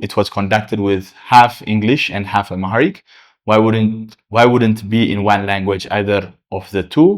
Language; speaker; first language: English; non-native, local second language; Amharic